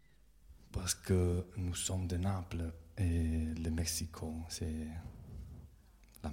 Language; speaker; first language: French; non-native, learner; Italian